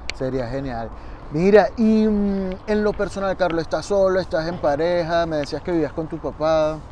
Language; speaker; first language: Spanish; native; Spanish